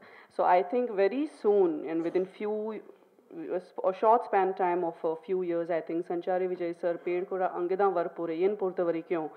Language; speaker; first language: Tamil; non-native, fluent; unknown